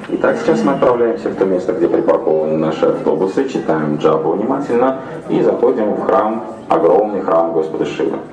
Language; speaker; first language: Russian; native; Russian